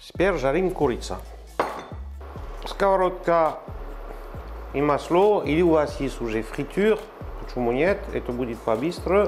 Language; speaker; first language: Russian; non-native, learner; French